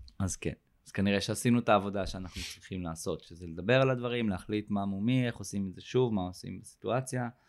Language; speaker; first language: Hebrew; native; Hebrew